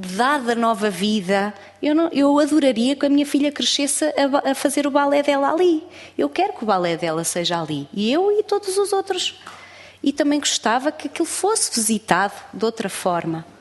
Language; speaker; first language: Portuguese; native; Portuguese